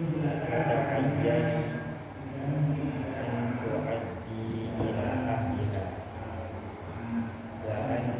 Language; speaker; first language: Arabic; non-native, learner; Indonesian